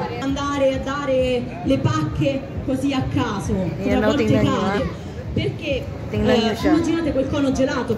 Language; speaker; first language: Italian; native; Italian